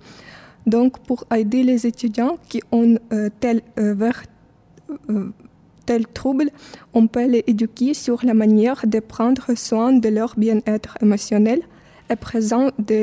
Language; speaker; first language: French; non-native, fluent; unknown